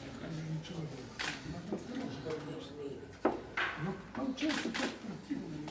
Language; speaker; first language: Russian; non-native, learner; Serbian